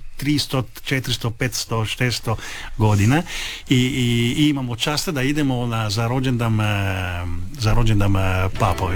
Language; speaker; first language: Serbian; early bilingual, heritage; Italian